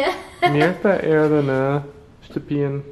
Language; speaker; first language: Albanian; early bilingual, heritage; Albanian